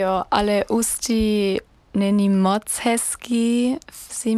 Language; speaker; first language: Czech; non-native, learner; German